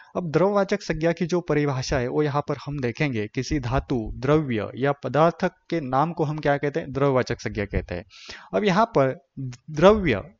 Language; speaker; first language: Hindi; non-native, local second language; Marathi